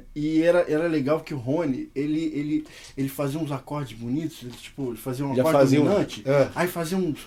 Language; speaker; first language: Portuguese; native; Portuguese